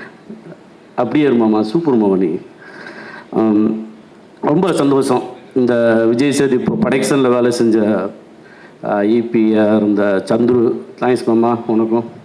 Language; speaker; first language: Tamil; native; Tamil